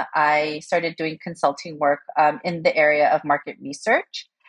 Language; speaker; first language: English; early bilingual, other home language; Korean